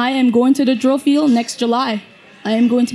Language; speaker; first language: English; non-native, local second language; Jamaican Creole English